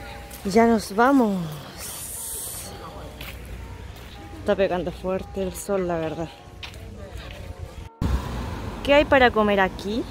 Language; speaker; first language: Spanish; native; Spanish